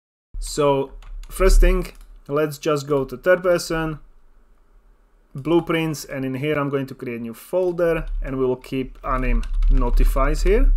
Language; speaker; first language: English; non-native, fluent; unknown